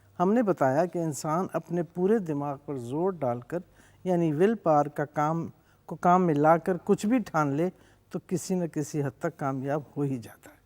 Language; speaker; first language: Urdu; non-native, local second language; English